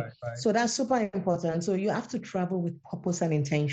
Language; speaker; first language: English; non-native, local second language; Yoruba